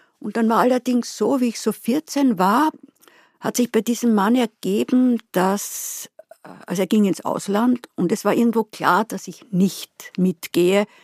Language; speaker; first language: German; native; German